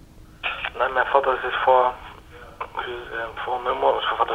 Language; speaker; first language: German; non-native, local second language; Turkish